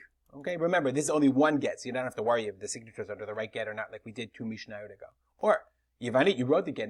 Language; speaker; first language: English; native; English